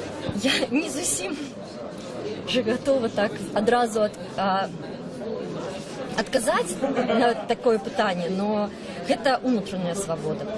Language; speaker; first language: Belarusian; non-native, local second language; Russian